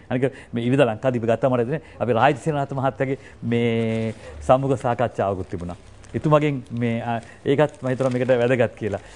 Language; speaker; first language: Sinhala; non-native, local second language; Tamil